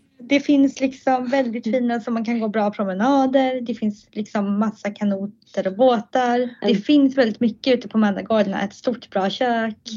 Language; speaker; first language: Swedish; native; Swedish